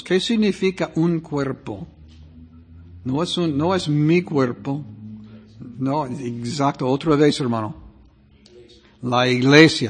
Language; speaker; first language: Spanish; non-native, fluent; English